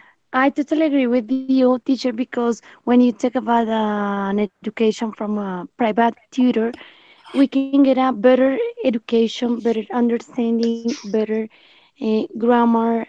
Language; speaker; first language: English; non-native, learner; Spanish